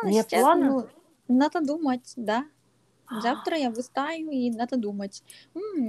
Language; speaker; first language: Russian; non-native, learner; Korean